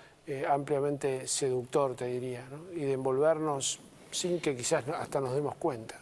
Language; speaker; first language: Spanish; native; Spanish